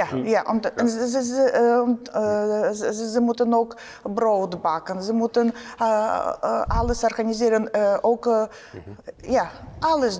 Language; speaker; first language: Dutch; non-native, learner; Ukrainian